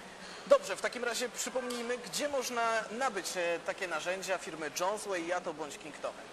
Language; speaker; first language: Polish; native; Polish